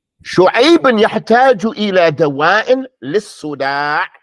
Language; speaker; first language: Arabic; non-native, fluent; English